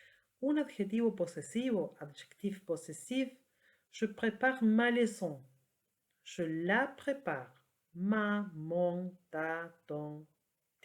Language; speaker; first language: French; non-native, fluent; Spanish